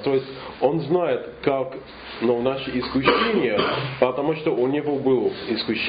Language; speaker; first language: Russian; non-native, fluent; English